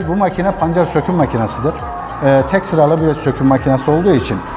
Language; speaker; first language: Turkish; native; Turkish